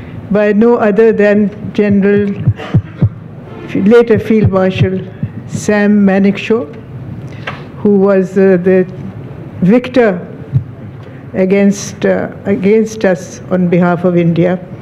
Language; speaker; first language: English; non-native, local second language; Urdu